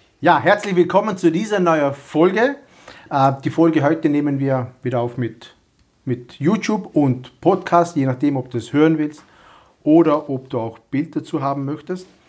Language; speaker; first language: German; native; German